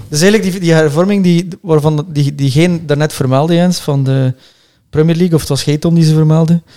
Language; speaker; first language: Dutch; native; Dutch